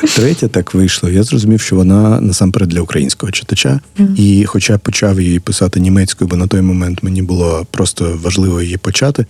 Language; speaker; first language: Ukrainian; non-native, local second language; Russian